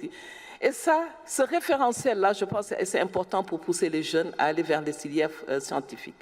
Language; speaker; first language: French; non-native, local second language; Wolof